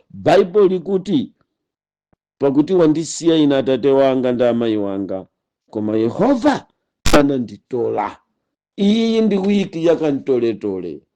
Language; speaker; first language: Nyanja; native; Nyanja